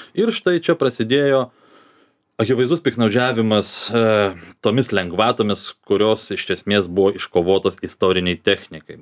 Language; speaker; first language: Lithuanian; native; Lithuanian